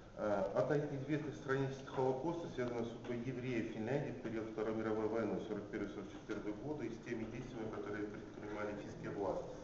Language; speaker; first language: Russian; non-native, fluent; Finnish